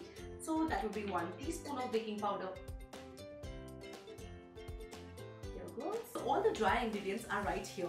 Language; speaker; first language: English; non-native, local second language; Hindi